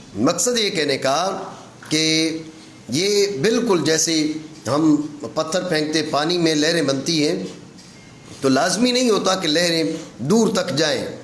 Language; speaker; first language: Urdu; non-native, local second language; Punjabi